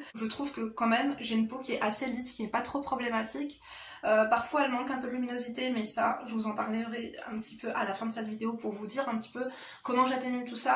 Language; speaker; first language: French; native; French